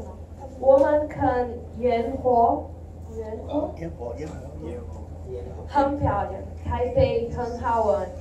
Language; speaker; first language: Chinese; non-native, learner; Portuguese